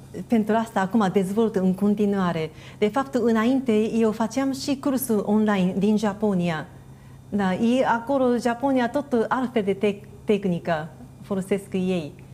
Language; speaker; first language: Romanian; non-native, fluent; Japanese